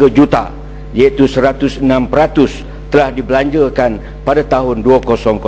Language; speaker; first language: Malay; native; Malay